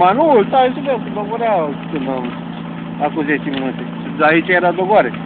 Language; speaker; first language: Romanian; native; Romanian